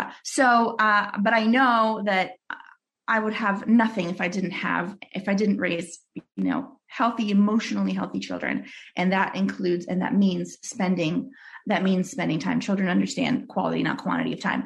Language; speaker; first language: English; early bilingual, other home language; Russian